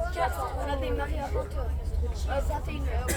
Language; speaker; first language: French; native; French